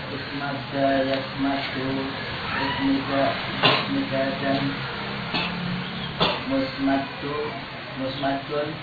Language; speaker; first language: Arabic; non-native, learner; Indonesian